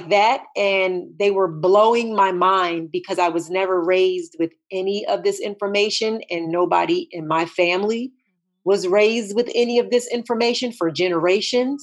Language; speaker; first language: English; native; English